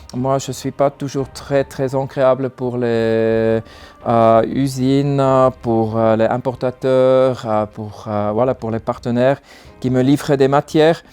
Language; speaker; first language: French; non-native, learner; German